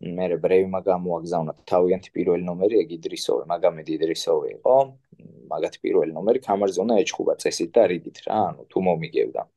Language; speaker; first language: Georgian; native; Georgian